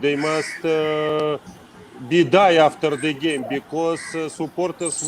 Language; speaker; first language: English; non-native, learner; Russian